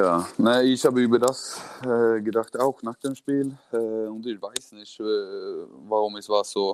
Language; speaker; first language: German; non-native, learner; Swedish